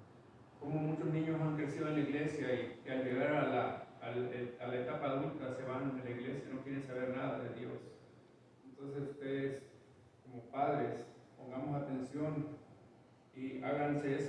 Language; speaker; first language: Spanish; native; Spanish